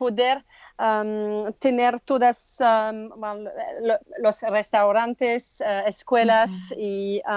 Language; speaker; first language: Spanish; non-native, learner; French